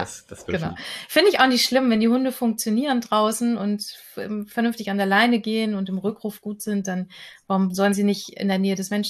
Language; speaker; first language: German; native; German